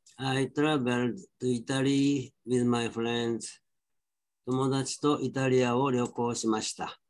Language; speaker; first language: Japanese; native; Japanese